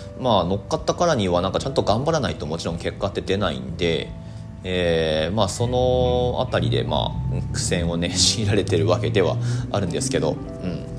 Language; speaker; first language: Japanese; native; Japanese